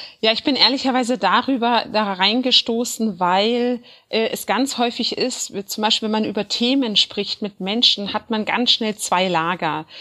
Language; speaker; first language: German; early bilingual, other home language; Turkish